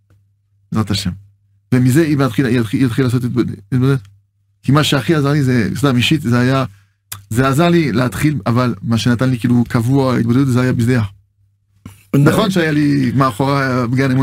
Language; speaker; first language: Hebrew; non-native, fluent; French